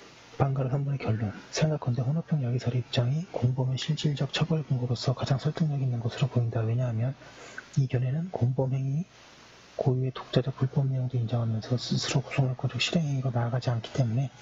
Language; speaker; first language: Korean; native; Korean